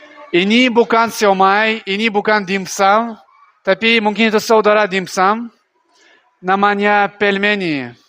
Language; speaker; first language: Indonesian; non-native, learner; Russian